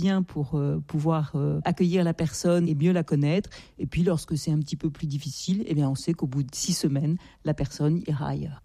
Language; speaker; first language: French; native; French